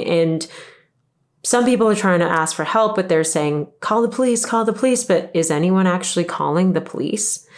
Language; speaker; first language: English; native; English